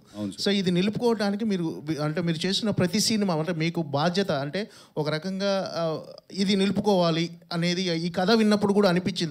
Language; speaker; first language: Telugu; native; Telugu